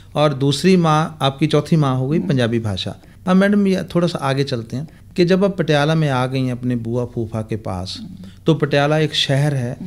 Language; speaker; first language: Hindi; non-native, local second language; Punjabi